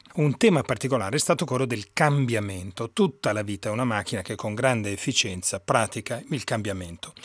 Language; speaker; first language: Italian; native; Italian